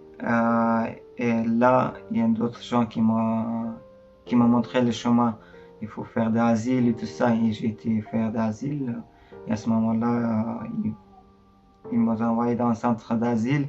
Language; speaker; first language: French; non-native, learner; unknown